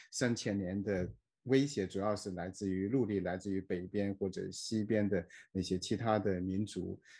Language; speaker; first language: Chinese; native; Chinese